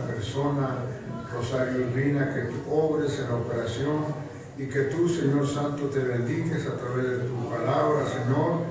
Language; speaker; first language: Spanish; native; Spanish